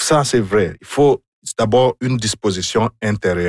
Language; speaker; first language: French; non-native, fluent; Igbo